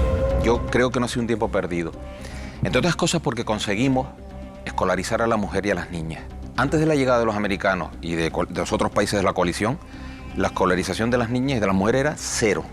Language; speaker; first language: Spanish; native; Spanish